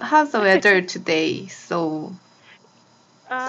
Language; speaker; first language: English; non-native, fluent; Korean